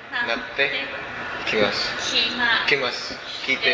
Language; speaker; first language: Japanese; non-native, learner; Cebuano